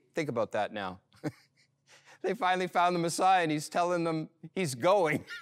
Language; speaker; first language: English; native; English